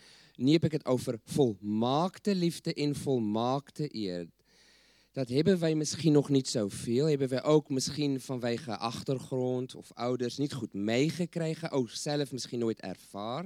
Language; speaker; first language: Dutch; non-native, fluent; English